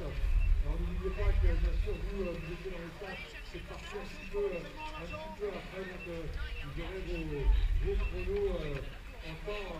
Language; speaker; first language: French; native; French